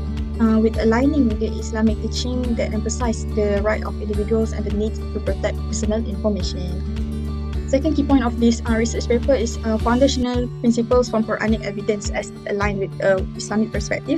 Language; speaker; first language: English; non-native, local second language; Malay